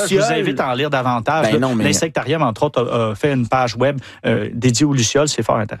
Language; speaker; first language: French; native; French